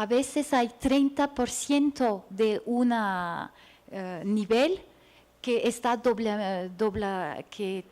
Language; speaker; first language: Spanish; non-native, fluent; French